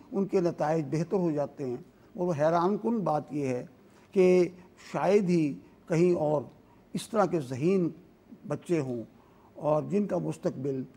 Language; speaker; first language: Urdu; native; Urdu